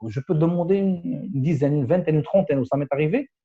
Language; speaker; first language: French; non-native, local second language; Arabic